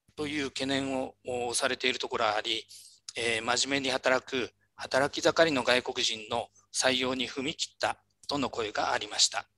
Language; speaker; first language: Japanese; native; Japanese